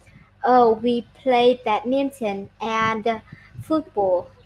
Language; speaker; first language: English; non-native, learner; Vietnamese